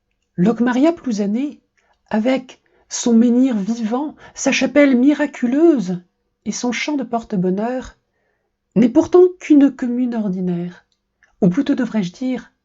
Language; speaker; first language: French; native; French